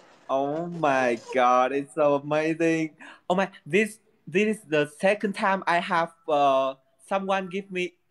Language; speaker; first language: English; non-native, learner; Vietnamese